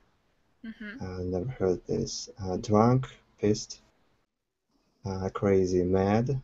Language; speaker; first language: English; non-native, learner; Russian